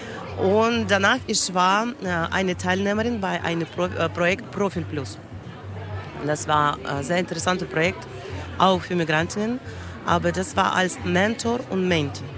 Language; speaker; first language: German; non-native, learner; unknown